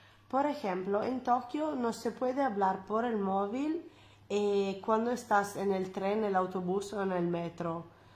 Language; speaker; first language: Spanish; non-native, fluent; Italian